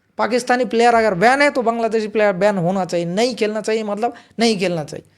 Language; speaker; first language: Hindi; non-native, local second language; Bangla